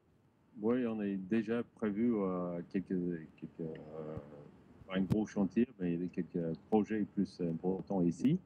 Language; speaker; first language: French; non-native, learner; English